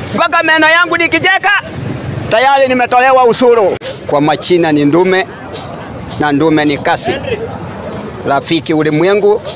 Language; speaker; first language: Swahili; non-native, local second language; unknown